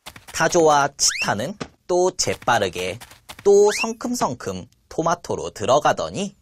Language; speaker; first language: Korean; native; Korean